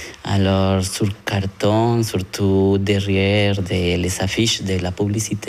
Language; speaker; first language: French; non-native, learner; Spanish